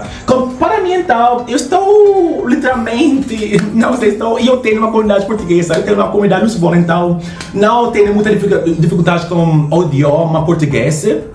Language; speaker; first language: Portuguese; non-native, fluent; Jamaican Creole English